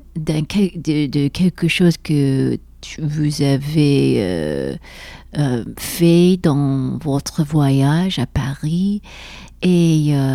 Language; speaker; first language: French; non-native, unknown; Persian